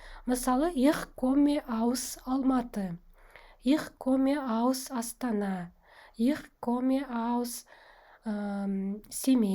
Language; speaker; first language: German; non-native, fluent; Kazakh